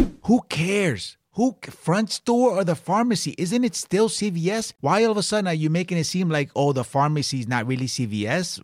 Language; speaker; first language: English; early bilingual, other home language; Spanish